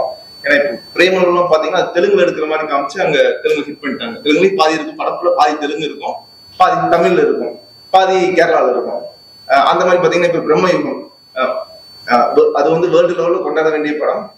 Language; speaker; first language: Tamil; native; Tamil